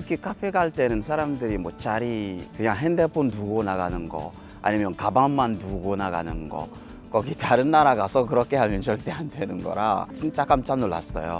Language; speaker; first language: Korean; non-native, fluent; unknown